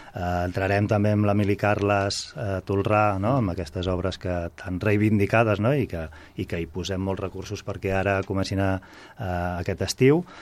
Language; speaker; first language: Catalan; native; Catalan